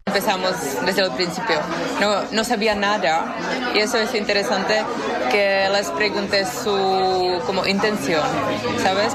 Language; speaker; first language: Spanish; non-native, fluent; Czech